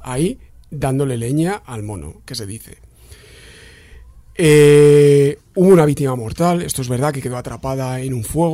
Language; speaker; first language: Spanish; native; Spanish